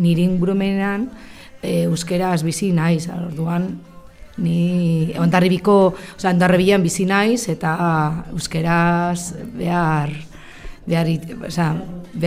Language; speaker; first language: Basque; non-native, learner; Spanish